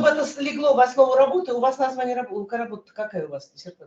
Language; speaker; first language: Russian; native; Russian